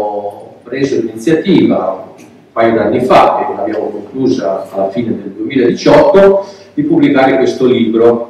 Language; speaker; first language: Italian; native; Italian